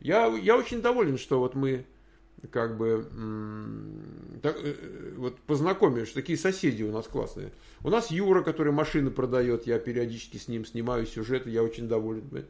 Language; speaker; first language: Russian; native; Russian